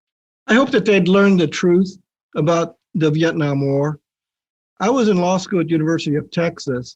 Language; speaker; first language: English; native; English